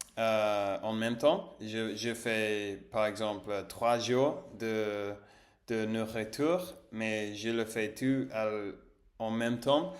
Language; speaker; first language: French; non-native, learner; English